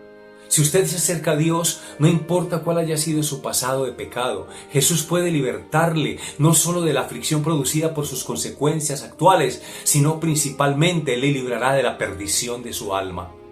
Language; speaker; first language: Spanish; native; Spanish